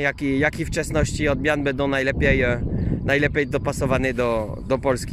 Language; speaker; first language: Polish; non-native, fluent; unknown